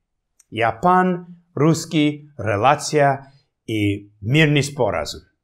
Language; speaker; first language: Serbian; early bilingual, heritage; English